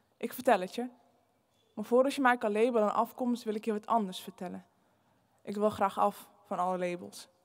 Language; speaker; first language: Dutch; early bilingual, other home language; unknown